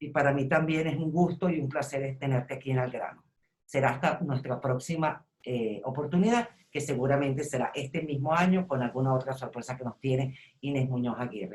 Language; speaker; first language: Spanish; native; Spanish